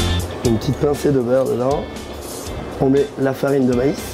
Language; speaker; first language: French; native; French